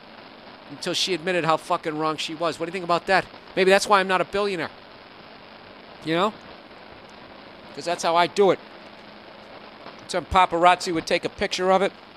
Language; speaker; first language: English; native; English